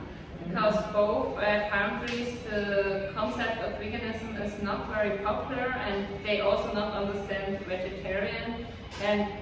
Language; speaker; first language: English; non-native, fluent; Swiss German